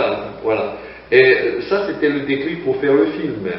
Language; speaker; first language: French; non-native, fluent; German